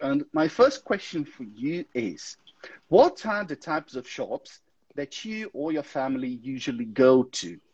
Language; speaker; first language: English; non-native, fluent; Portuguese